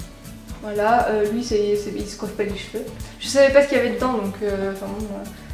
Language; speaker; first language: French; native; French